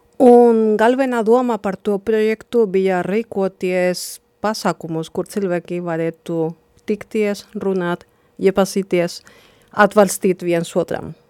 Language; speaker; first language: Latvian; non-native, fluent; Spanish